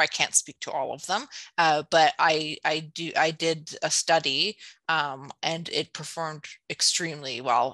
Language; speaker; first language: English; native; English